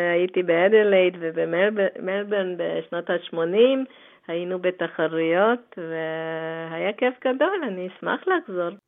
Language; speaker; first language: Hebrew; non-native, fluent; Hungarian